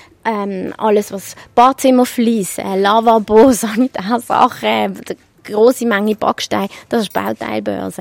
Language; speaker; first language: German; native; German